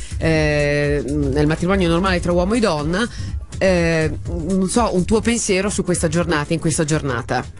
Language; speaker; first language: Italian; native; Italian